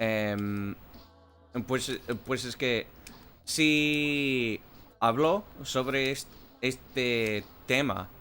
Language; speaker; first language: Spanish; non-native, learner; English